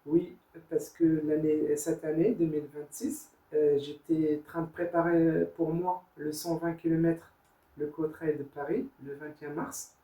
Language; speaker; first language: French; non-native, learner; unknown